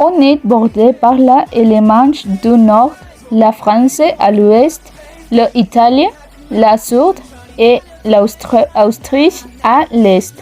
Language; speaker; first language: French; non-native, learner; Spanish